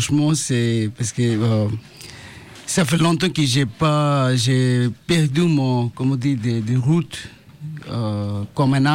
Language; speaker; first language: French; non-native, learner; Bangla